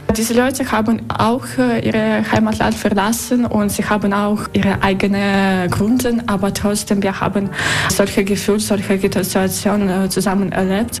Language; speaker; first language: German; non-native, learner; Russian